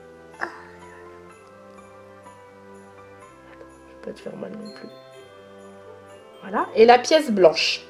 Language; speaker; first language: French; native; French